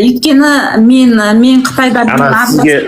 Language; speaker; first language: Kazakh; early bilingual, heritage; Kazakh